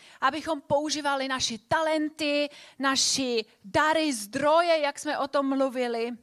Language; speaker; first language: Czech; non-native, fluent; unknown